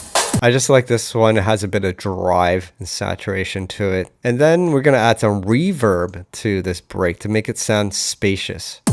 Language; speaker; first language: English; native; English